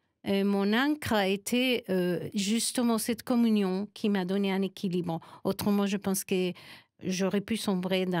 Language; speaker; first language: French; non-native, fluent; Spanish